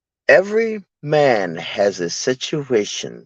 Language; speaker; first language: English; native; English